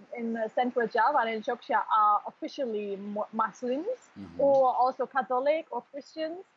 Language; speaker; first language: English; non-native, fluent; German